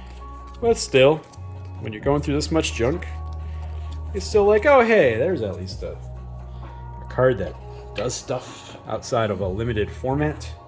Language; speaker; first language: English; native; English